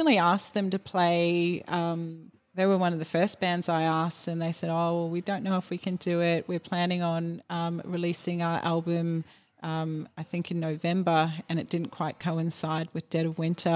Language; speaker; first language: English; native; English